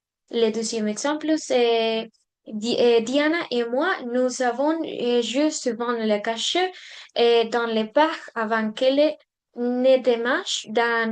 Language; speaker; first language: French; non-native, learner; Spanish